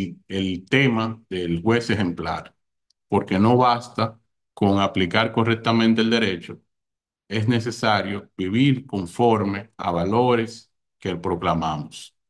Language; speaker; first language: Spanish; native; Spanish